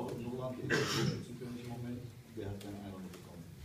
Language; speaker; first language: German; non-native, learner; Azerbaijani